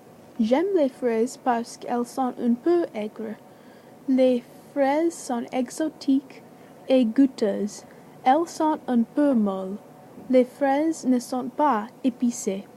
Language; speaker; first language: French; non-native, learner; English